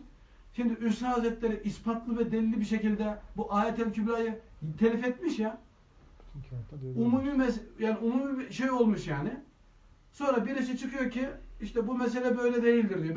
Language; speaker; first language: Turkish; native; Turkish